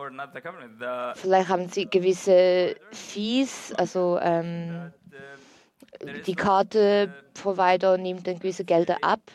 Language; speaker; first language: German; non-native, learner; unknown